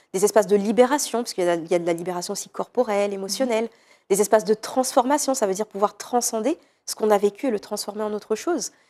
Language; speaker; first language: French; native; French